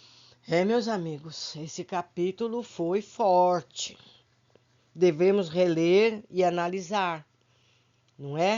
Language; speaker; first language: Portuguese; native; Portuguese